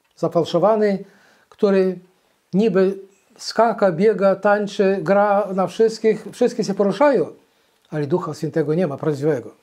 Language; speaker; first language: Polish; early bilingual, heritage; Polish